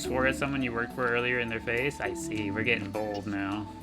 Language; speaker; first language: English; native; English